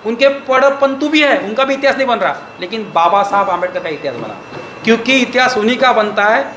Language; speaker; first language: Hindi; non-native, local second language; Marathi